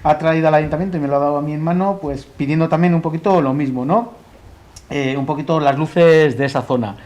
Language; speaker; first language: Spanish; non-native, local second language; Basque